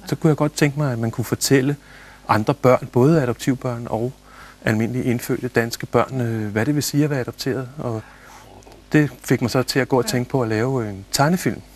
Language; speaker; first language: Danish; native; Danish